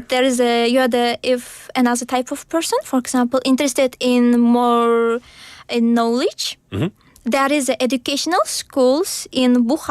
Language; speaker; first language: English; non-native, learner; Uzbek